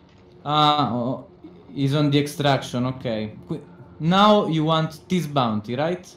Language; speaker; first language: English; non-native, learner; Italian